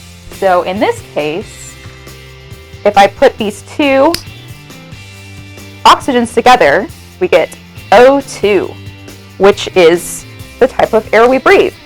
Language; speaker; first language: English; native; English